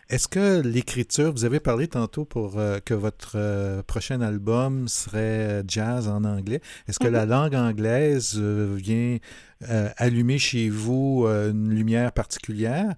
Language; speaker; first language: French; native; French